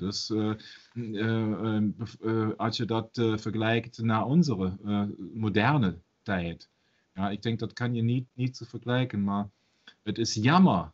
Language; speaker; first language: Dutch; non-native, learner; German